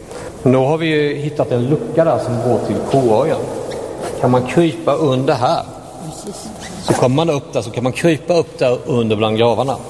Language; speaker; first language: Swedish; native; Swedish